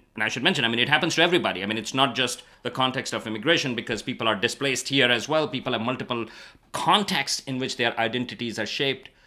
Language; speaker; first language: English; non-native, local second language; Urdu